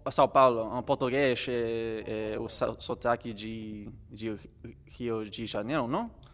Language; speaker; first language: Portuguese; non-native, learner; Spanish